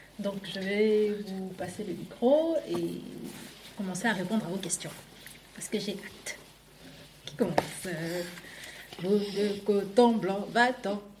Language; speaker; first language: French; non-native, local second language; Duala